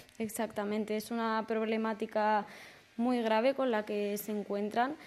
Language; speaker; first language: Spanish; native; Spanish